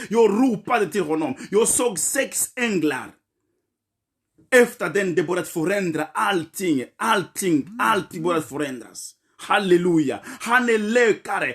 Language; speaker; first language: Swedish; non-native, fluent; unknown